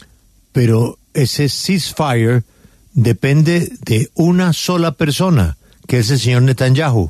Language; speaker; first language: Spanish; native; Spanish